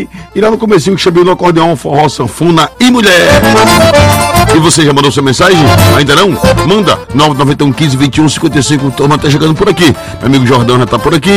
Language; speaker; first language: Portuguese; native; Portuguese